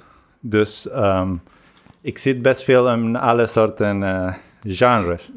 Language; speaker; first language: Dutch; non-native, fluent; Spanish